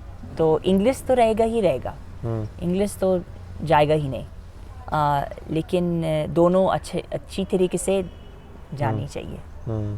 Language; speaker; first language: Hindi; non-native, fluent; English